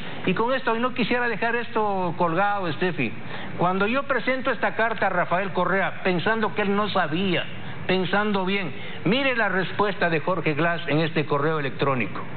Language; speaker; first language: Spanish; native; Spanish